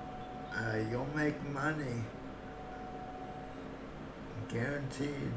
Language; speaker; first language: English; native; English